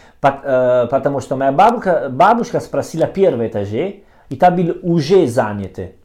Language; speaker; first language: Russian; non-native, learner; Italian